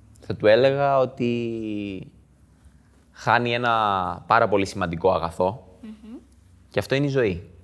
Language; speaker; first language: Greek; native; Greek